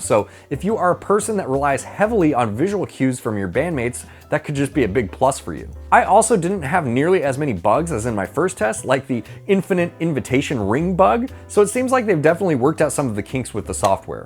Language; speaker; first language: English; native; English